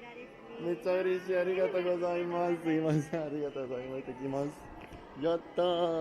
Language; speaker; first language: Japanese; non-native, learner; French